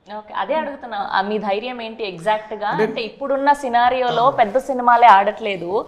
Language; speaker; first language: Telugu; native; Telugu